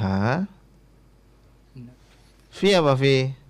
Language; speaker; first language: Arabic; non-native, fluent; Indonesian